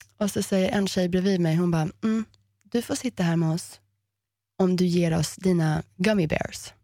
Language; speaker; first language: Swedish; early bilingual, heritage; Swedish